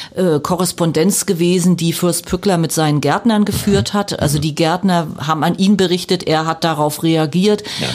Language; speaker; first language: German; native; German